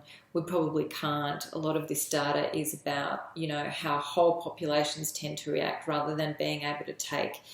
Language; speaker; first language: English; native; English